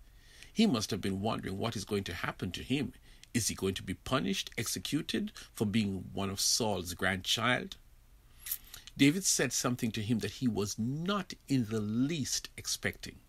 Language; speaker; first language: English; native; English